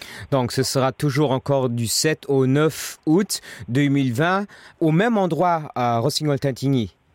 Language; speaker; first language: French; non-native, local second language; Luxembourgish